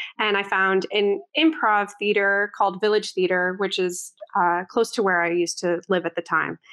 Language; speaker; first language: English; native; English